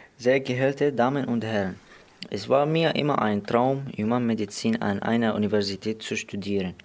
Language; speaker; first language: German; non-native, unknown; Arabic